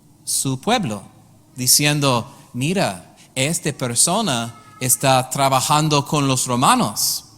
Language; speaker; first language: Spanish; non-native, learner; English